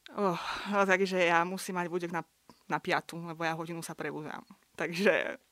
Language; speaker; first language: Slovak; non-native, fluent; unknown